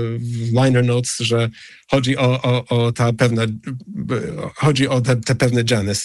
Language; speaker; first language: Polish; early bilingual, heritage; English